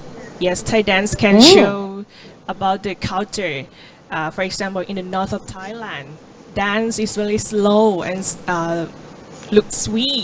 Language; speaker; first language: English; non-native, learner; Thai